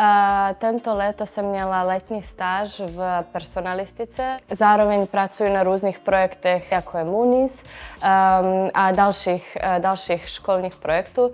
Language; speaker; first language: Czech; non-native, fluent; Serbian